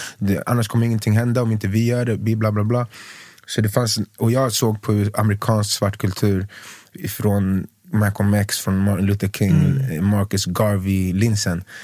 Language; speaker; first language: Swedish; native; Swedish